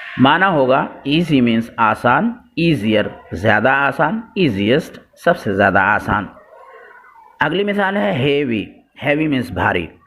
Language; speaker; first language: Urdu; native; Urdu